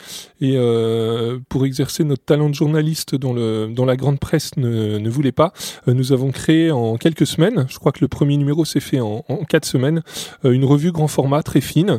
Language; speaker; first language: French; native; French